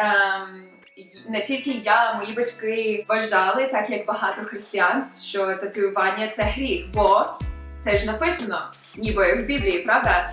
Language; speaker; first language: Ukrainian; early bilingual, other home language; English